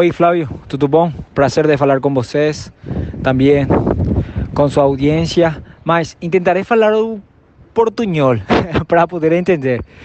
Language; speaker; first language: Portuguese; non-native, learner; Spanish